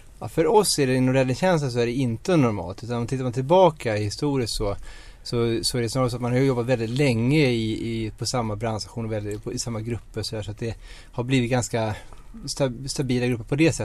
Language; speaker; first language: Swedish; native; Swedish